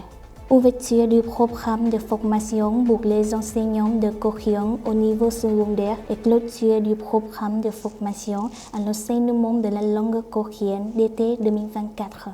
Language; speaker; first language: French; non-native, fluent; Vietnamese